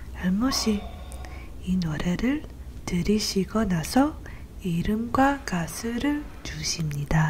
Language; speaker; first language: Korean; non-native, learner; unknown